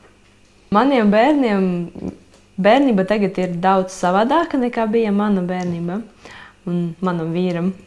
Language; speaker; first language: Latvian; non-native, local second language; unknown